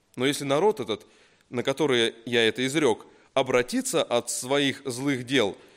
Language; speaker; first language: Russian; native; Russian